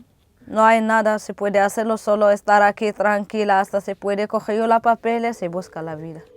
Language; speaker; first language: Spanish; non-native, learner; Arabic